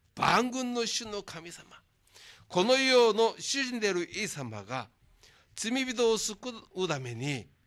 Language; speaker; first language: Japanese; non-native, fluent; Korean